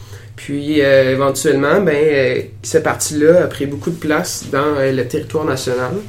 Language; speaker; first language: French; native; French